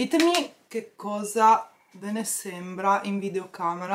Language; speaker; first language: Italian; native; Italian